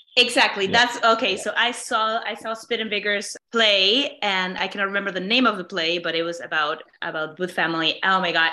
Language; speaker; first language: English; non-native, fluent; Spanish